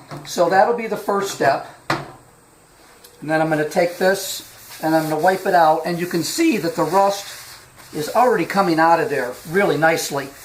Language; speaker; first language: English; native; English